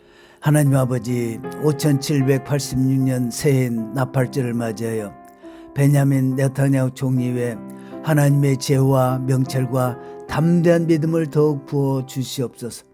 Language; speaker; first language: Korean; native; Korean